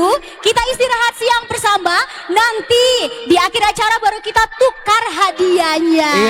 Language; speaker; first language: Indonesian; native; Indonesian